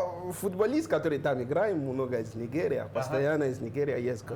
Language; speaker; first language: Russian; non-native, learner; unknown